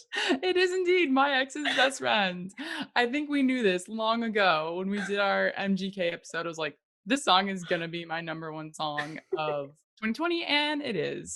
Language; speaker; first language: English; native; English